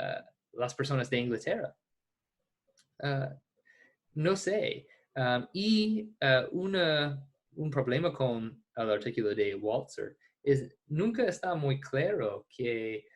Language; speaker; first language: Spanish; non-native, fluent; English